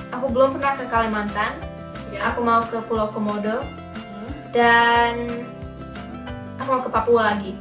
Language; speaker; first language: Indonesian; early bilingual, other home language; English